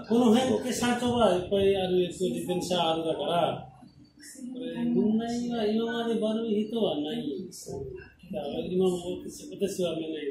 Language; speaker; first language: Japanese; non-native, learner; Nepali